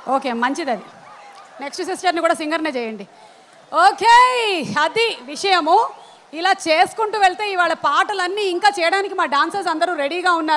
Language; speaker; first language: Telugu; native; Telugu